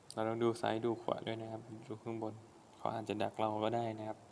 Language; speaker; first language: Thai; non-native, local second language; Northeastern Thai